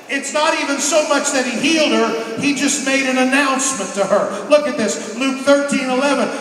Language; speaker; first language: English; native; English